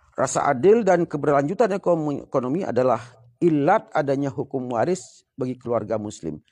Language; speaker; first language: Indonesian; non-native, local second language; Sasak